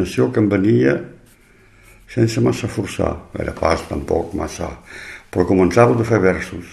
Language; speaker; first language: Catalan; native; Catalan